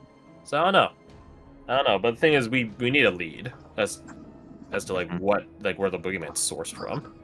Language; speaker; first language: English; native; English